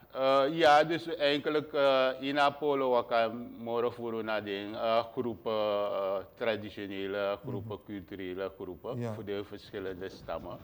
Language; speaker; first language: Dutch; non-native, local second language; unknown